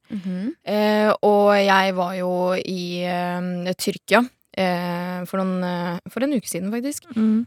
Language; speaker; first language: Norwegian; native; Norwegian